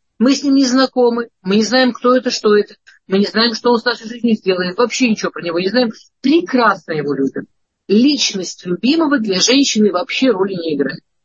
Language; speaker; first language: Russian; early bilingual, heritage; Russian